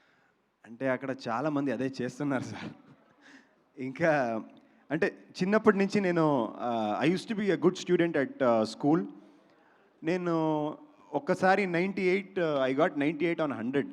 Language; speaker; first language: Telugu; non-native, learner; Kannada